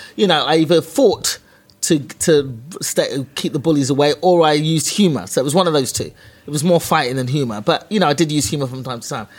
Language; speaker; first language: English; native; English